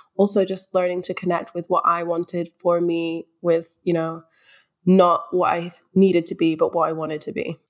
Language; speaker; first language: English; native; English